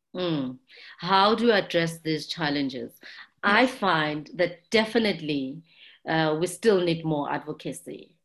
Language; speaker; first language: English; non-native, local second language; Zulu